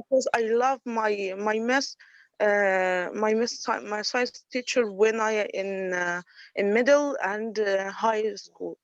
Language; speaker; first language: English; non-native, learner; Arabic